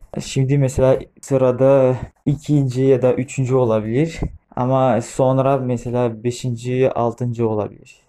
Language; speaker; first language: Turkish; non-native, fluent; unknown